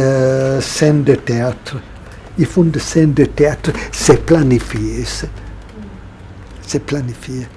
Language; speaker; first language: French; non-native, fluent; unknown